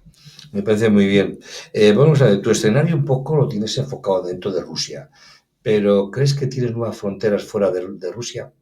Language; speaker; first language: Spanish; native; Spanish